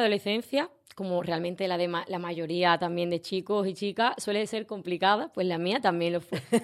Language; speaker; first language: Spanish; native; Spanish